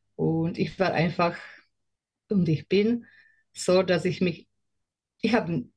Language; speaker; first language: German; non-native, learner; Slovak